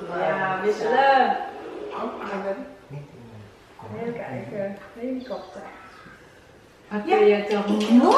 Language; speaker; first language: Dutch; native; Dutch